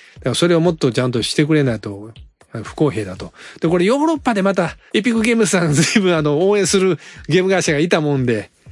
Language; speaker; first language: Japanese; native; Japanese